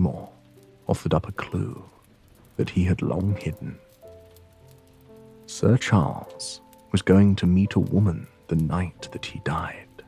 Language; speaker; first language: English; native; English